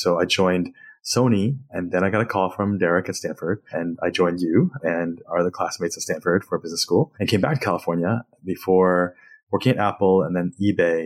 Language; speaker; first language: English; native; English